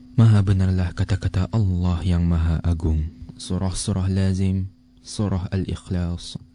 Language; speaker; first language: Malay; native; Malay